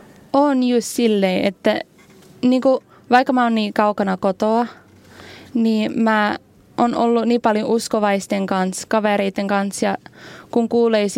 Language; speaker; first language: Finnish; non-native, learner; English